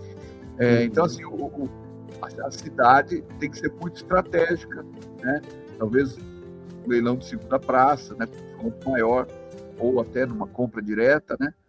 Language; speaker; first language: Portuguese; native; Portuguese